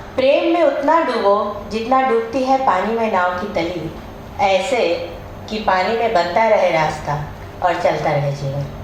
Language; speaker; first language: Hindi; native; Hindi